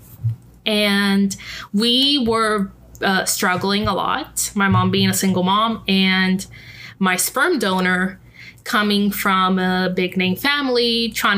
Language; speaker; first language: English; non-native, fluent; Spanish